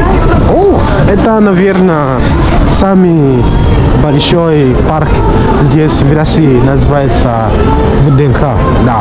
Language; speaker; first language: Russian; non-native, fluent; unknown